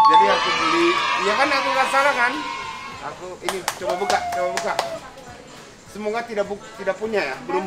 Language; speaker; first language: Indonesian; non-native, fluent; Japanese